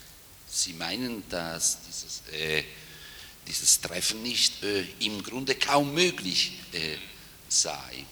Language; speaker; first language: German; non-native, fluent; Italian